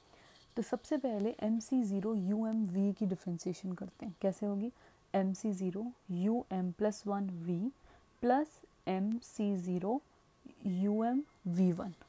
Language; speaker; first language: Hindi; native; Hindi